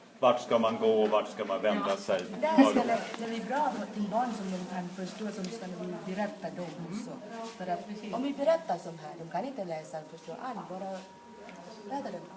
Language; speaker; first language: Swedish; non-native, learner; Thai